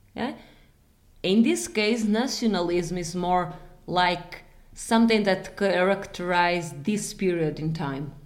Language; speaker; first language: English; non-native, fluent; Portuguese